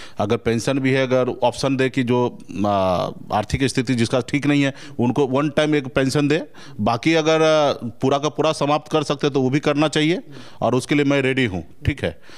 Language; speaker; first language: Hindi; native; Hindi